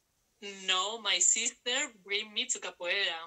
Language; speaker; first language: English; non-native, learner; Spanish